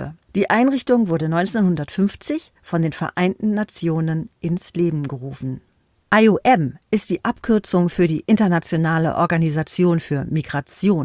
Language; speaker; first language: German; native; German